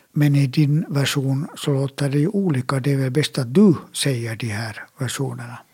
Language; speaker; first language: Swedish; native; Swedish